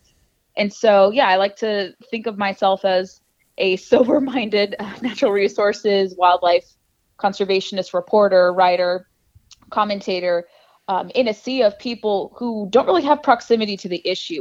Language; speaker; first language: English; native; English